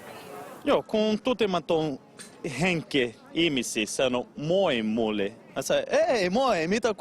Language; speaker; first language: Finnish; non-native, learner; Portuguese